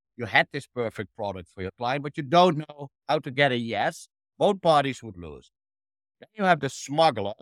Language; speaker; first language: English; non-native, fluent; Dutch